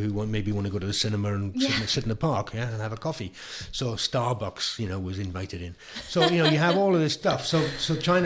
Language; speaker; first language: English; native; English